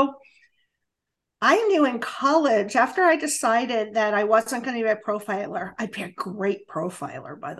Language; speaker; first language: English; native; English